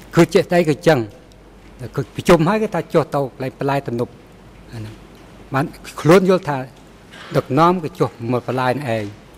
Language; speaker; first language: Khmer; non-native, local second language; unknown